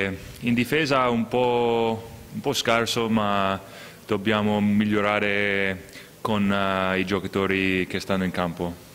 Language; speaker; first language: Italian; non-native, fluent; English